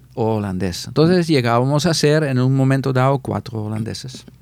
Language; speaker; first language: Spanish; non-native, fluent; Dutch